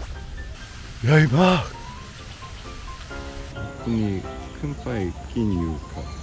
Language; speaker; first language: Thai; non-native, learner; Korean